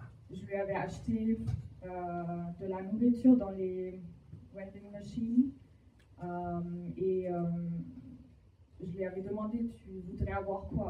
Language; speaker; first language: French; non-native, fluent; German